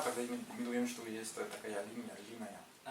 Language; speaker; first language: Russian; non-native, fluent; French